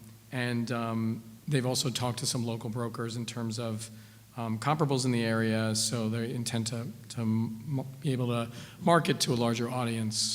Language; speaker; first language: English; native; English